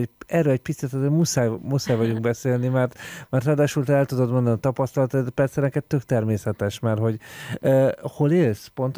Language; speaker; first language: Hungarian; native; Hungarian